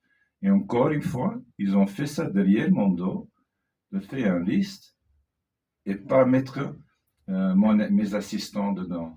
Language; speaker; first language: French; non-native, fluent; Dutch